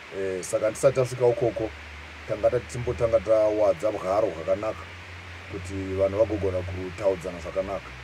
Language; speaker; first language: Shona; native; Shona